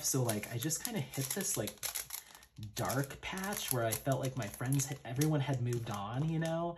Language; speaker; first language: English; native; English